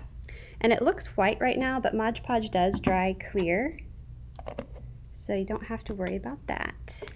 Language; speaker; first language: English; native; English